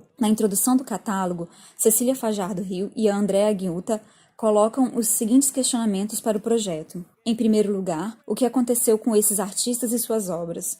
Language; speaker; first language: Portuguese; native; Portuguese